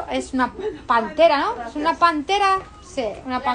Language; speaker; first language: Spanish; native; Spanish